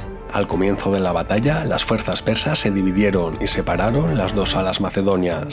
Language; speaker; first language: Spanish; native; Spanish